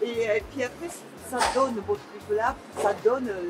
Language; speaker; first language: French; non-native, fluent; Japanese